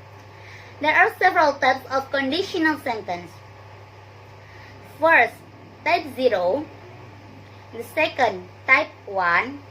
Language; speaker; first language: English; non-native, learner; Indonesian